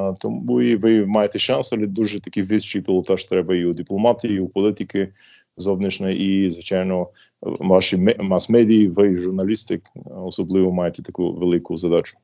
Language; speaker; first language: Ukrainian; non-native, fluent; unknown